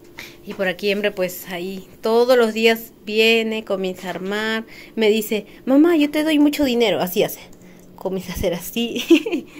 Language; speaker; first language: Spanish; native; Spanish